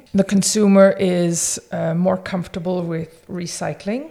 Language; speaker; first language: English; early bilingual, other home language; French